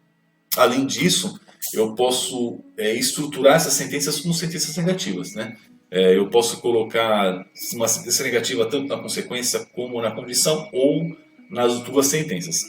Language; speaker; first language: Portuguese; native; Portuguese